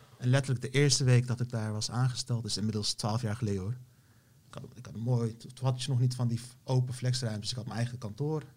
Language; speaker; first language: Dutch; early bilingual, other home language; Turkish